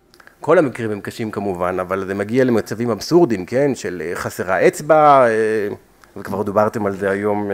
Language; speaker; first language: Hebrew; native; Hebrew